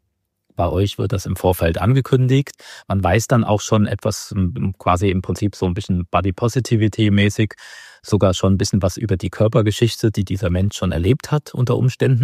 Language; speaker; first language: German; native; German